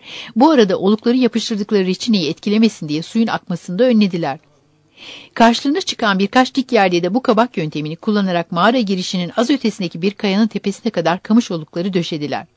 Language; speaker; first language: Turkish; native; Turkish